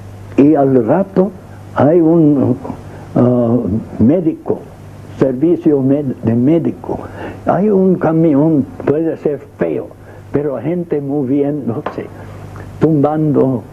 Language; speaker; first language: Spanish; non-native, fluent; English